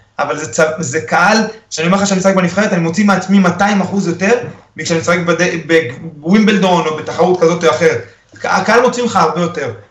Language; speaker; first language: Hebrew; early bilingual, other home language; Spanish